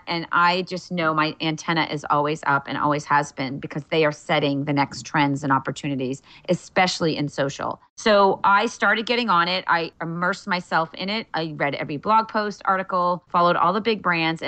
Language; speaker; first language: English; native; English